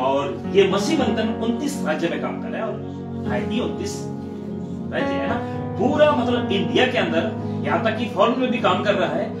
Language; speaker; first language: Hindi; native; Hindi